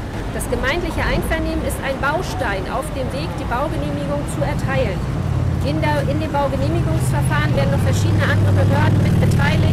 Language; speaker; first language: German; native; German